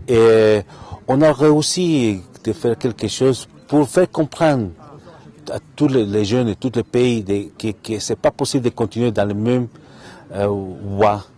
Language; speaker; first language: French; non-native, fluent; Spanish